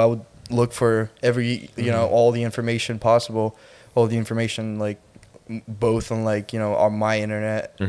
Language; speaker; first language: English; non-native, fluent; Ukrainian